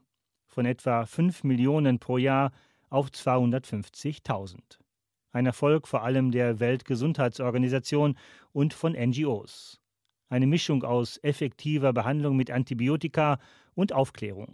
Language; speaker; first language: German; native; German